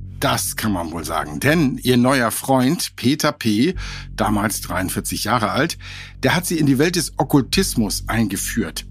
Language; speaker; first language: German; native; German